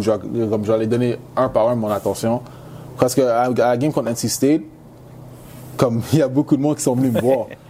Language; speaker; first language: French; native; French